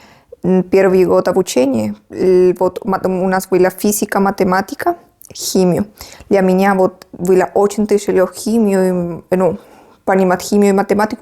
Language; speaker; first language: Russian; non-native, fluent; Spanish